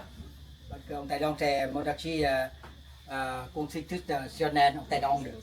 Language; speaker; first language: French; non-native, learner; Thai